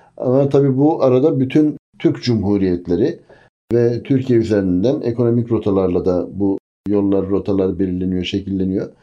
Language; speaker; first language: Turkish; native; Turkish